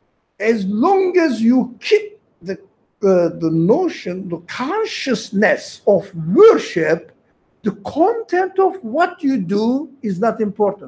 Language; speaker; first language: English; non-native, fluent; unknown